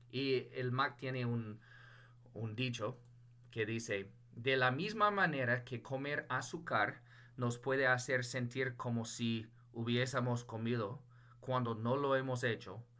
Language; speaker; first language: Spanish; non-native, fluent; English